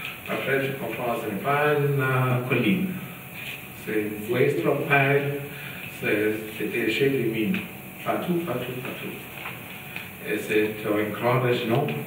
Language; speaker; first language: French; non-native, learner; German